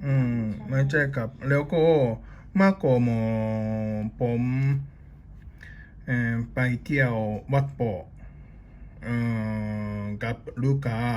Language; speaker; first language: Thai; non-native, learner; Japanese